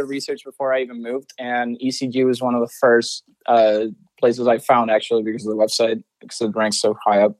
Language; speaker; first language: English; non-native, fluent; Spanish